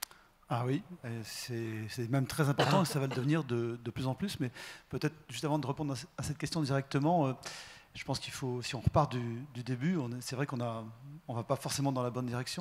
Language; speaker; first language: French; native; French